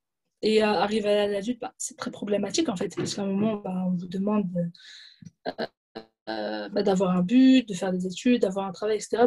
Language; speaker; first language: French; native; French